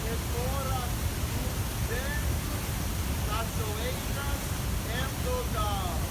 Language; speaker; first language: Portuguese; non-native, learner; English